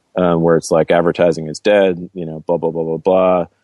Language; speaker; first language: English; native; English